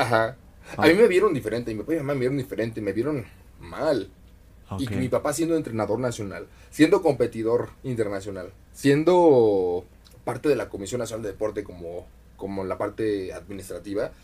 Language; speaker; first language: Spanish; native; Spanish